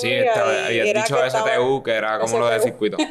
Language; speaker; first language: Spanish; native; Spanish